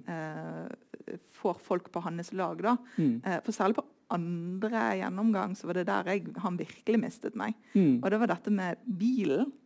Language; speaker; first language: Norwegian; native; Norwegian